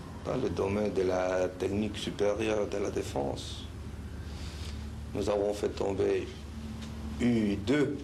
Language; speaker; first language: French; non-native, fluent; Spanish